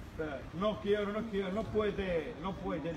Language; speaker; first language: Spanish; non-native, learner; Arabic